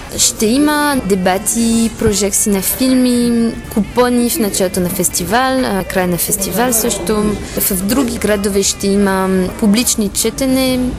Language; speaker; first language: Bulgarian; non-native, learner; French